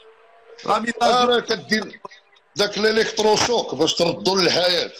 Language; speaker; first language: Arabic; native; Arabic